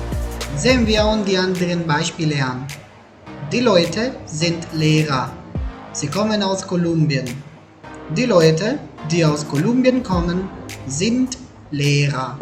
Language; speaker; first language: German; non-native, fluent; Spanish